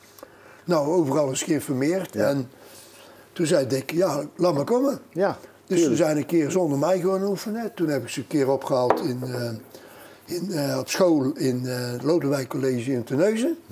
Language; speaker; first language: Dutch; native; Dutch